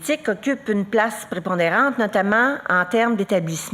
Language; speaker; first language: French; native; French